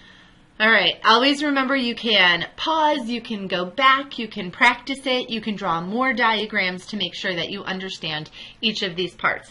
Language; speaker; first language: English; native; English